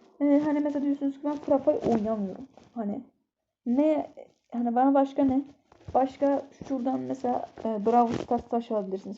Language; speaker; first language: Turkish; native; Turkish